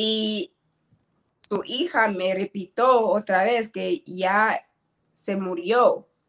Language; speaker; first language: Spanish; non-native, learner; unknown